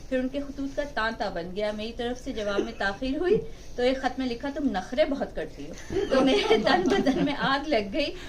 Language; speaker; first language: Urdu; native; Urdu